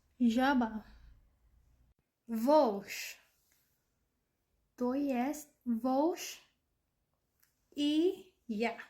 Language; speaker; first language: Polish; non-native, learner; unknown